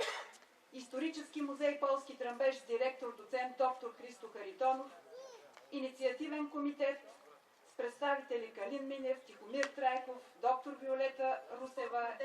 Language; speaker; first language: Bulgarian; native; Bulgarian